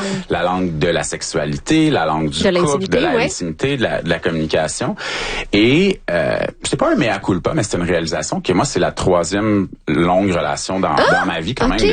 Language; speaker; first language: French; native; French